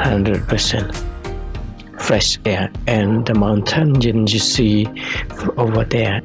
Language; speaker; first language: English; non-native, learner; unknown